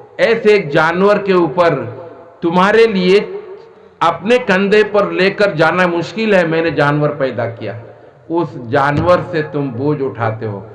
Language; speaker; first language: Urdu; non-native, local second language; Assamese